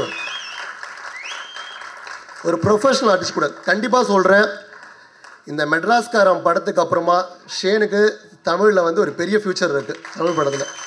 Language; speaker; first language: Tamil; native; Tamil